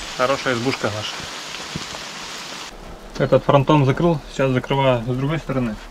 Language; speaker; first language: Russian; native; Russian